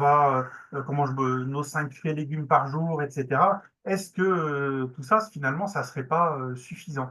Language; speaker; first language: French; native; French